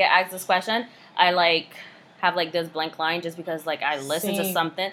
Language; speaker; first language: English; non-native, fluent; Haitian Creole